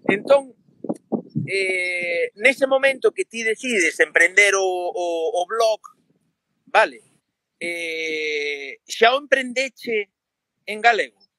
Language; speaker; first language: Galician; native; Galician